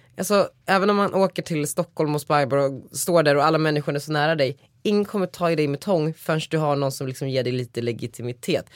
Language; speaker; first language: Swedish; native; Swedish